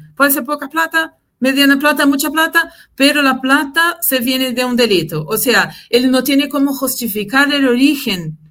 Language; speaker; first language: Spanish; non-native, fluent; Portuguese